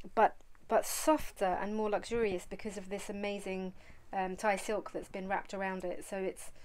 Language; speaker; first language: English; native; English